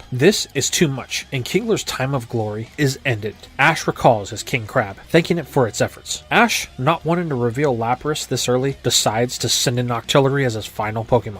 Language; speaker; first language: English; native; English